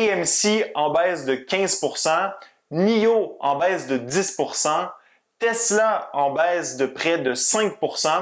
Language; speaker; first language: French; native; French